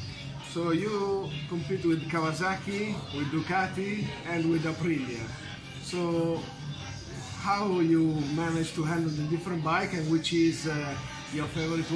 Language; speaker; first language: English; non-native, fluent; Italian